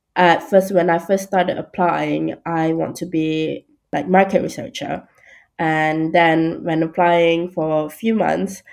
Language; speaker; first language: English; non-native, local second language; Malay